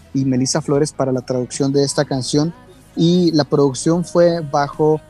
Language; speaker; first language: Spanish; native; Spanish